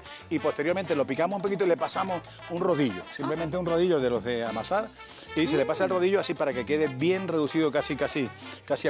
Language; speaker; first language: Spanish; native; Spanish